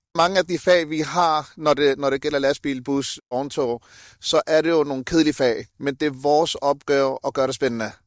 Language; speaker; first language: Danish; early bilingual, other home language; Urdu